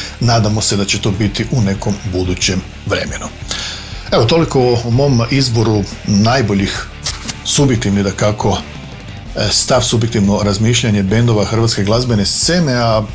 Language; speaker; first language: Croatian; native; Croatian